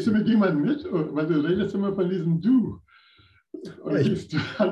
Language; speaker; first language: German; non-native, fluent; English